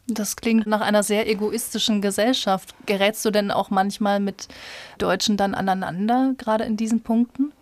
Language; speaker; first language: German; native; German